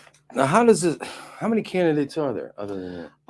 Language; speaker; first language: English; native; English